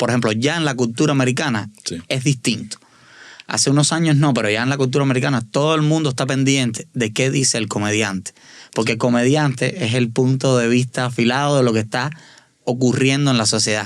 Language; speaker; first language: Spanish; native; Spanish